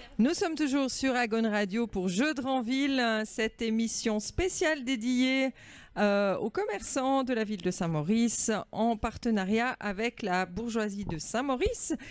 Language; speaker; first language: French; native; French